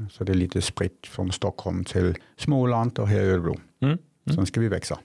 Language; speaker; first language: Swedish; non-native, fluent; Danish